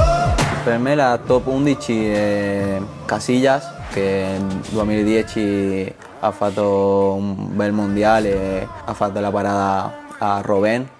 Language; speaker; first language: Italian; non-native, fluent; Spanish